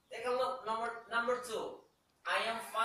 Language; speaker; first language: English; non-native, learner; Indonesian